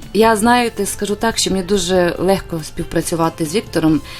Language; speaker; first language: Ukrainian; native; Ukrainian